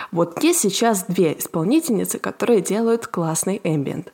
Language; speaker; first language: Russian; native; Russian